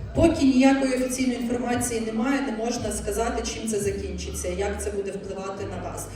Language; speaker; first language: Ukrainian; non-native, local second language; Russian